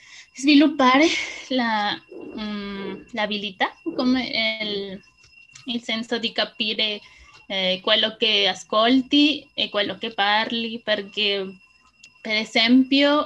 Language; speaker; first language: Italian; non-native, fluent; Spanish